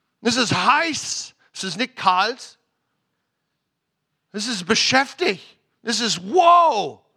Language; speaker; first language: German; non-native, fluent; English